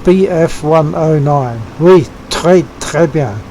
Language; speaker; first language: French; non-native, learner; English